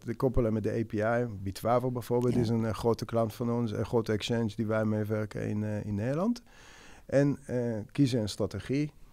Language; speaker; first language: Dutch; non-native, fluent; Hebrew